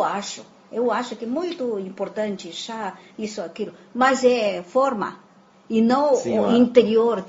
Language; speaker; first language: Portuguese; non-native, fluent; Chinese